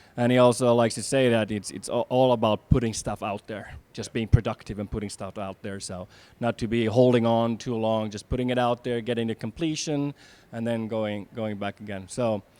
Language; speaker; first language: English; non-native, fluent; Finnish